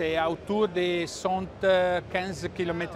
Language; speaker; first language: French; non-native, fluent; Italian